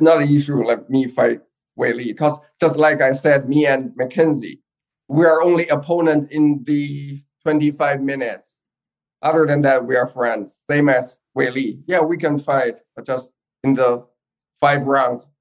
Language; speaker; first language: English; non-native, fluent; Chinese